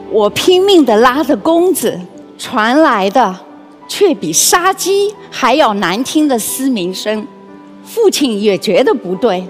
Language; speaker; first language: Chinese; native; Chinese